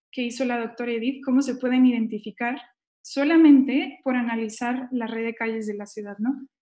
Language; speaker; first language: Spanish; native; Spanish